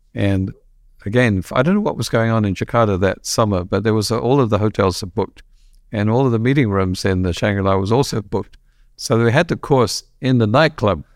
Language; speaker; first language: English; native; English